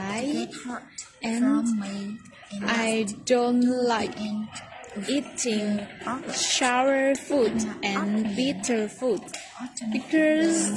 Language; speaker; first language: English; non-native, learner; Vietnamese